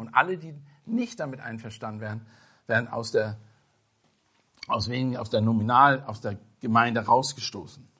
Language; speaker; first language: German; non-native, fluent; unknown